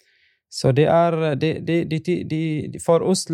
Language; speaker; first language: Swedish; non-native, fluent; Arabic